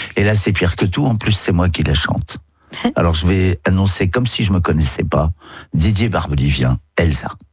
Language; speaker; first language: French; native; French